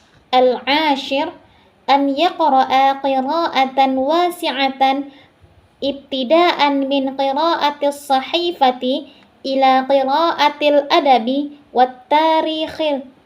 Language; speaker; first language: Arabic; non-native, learner; Indonesian